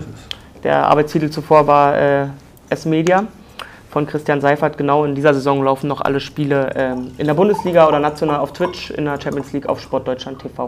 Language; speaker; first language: German; native; German